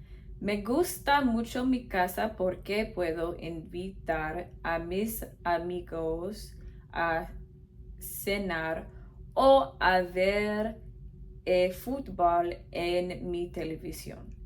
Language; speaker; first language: Spanish; non-native, learner; English